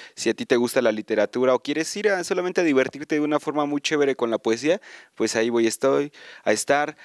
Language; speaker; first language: Spanish; native; Spanish